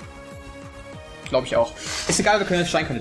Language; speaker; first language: German; native; German